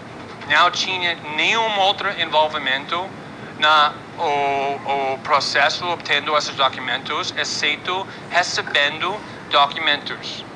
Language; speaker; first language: Portuguese; non-native, fluent; English